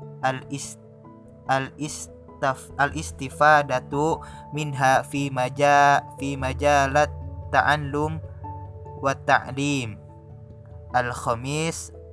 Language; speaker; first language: Arabic; non-native, learner; Indonesian